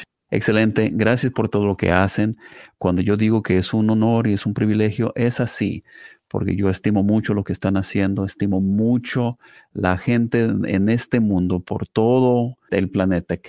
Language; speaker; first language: Spanish; non-native, fluent; English